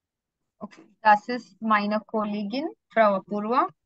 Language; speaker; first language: German; non-native, learner; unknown